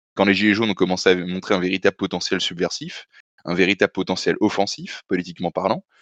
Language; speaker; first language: French; native; French